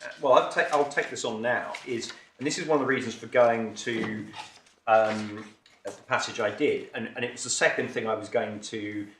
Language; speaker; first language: English; native; English